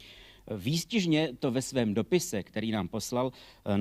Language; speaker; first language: Czech; native; Czech